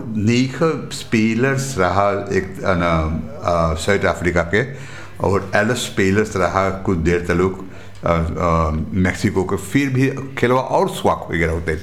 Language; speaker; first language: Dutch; non-native, local second language; Caribbean Hindustani